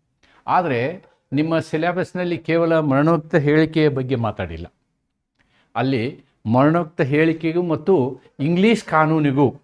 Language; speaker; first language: Kannada; native; Kannada